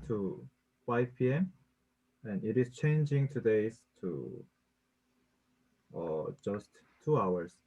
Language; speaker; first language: English; non-native, learner; Korean